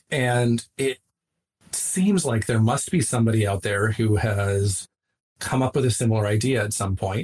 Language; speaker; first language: English; native; English